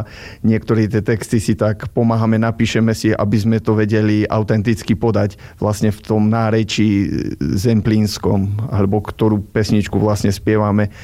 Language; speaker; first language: Slovak; native; Slovak